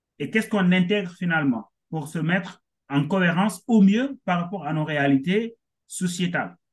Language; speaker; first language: French; non-native, local second language; Wolof